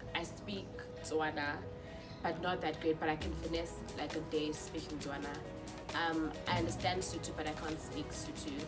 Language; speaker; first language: English; non-native, local second language; Xhosa